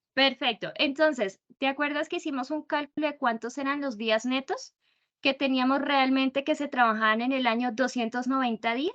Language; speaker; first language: Spanish; native; Spanish